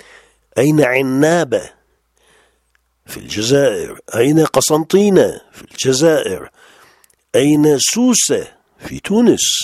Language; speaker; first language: Arabic; non-native, fluent; French